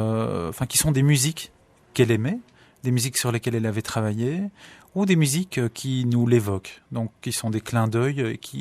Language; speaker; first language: French; native; French